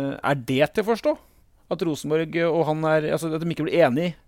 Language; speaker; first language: Norwegian; native; Norwegian